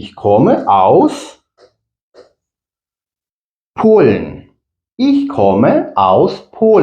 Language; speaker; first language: German; non-native, fluent; Ukrainian